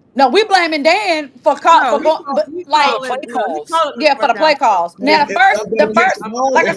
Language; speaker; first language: English; native; English